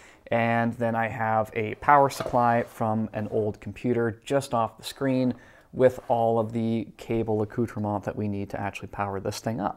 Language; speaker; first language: English; native; English